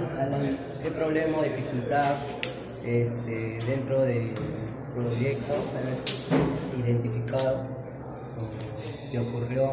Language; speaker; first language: Spanish; native; Spanish